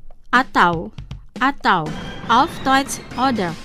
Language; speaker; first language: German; non-native, fluent; Indonesian